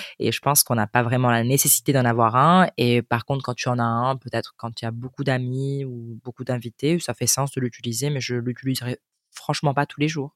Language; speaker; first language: French; native; French